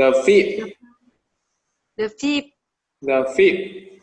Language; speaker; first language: English; non-native, learner; Vietnamese